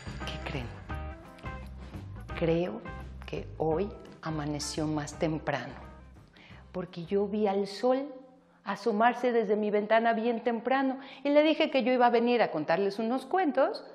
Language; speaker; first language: Spanish; native; Spanish